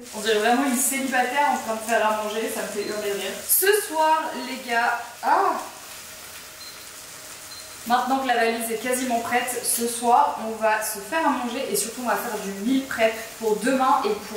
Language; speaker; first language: French; native; French